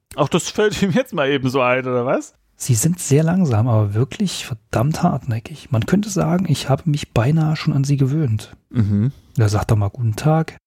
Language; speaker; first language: German; native; German